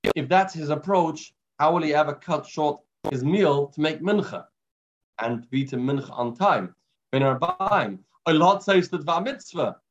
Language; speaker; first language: English; native; English